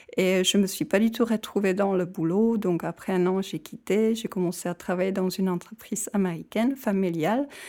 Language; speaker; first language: French; non-native, fluent; Czech